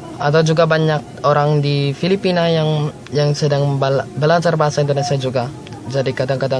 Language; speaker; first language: Indonesian; non-native, learner; Filipino